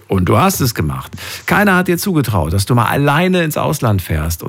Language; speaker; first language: German; native; German